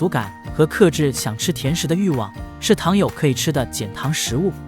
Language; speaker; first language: Chinese; native; Chinese